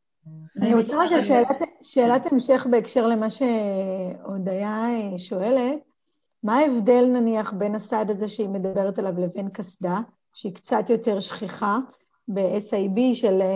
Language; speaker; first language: Hebrew; native; Hebrew